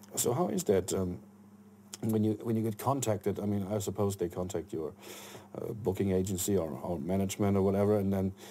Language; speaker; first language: English; non-native, fluent; German